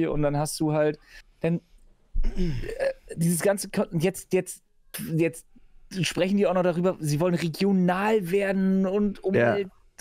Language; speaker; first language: German; native; German